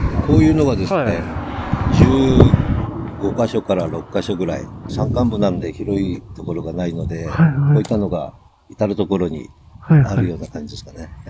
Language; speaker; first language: Japanese; native; Japanese